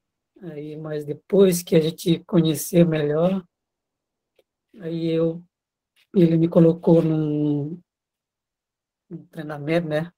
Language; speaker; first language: Portuguese; non-native, local second language; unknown